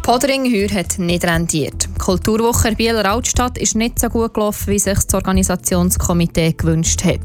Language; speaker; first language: German; native; German